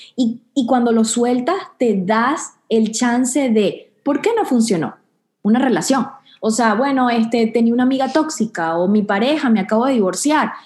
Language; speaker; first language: Spanish; native; Spanish